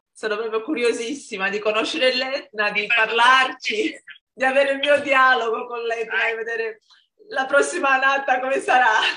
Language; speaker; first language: Italian; non-native, fluent; Romanian